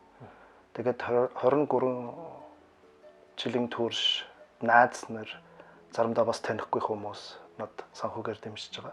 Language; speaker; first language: Mongolian; non-native, learner; German